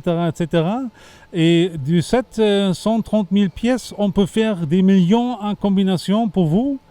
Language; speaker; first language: French; non-native, fluent; German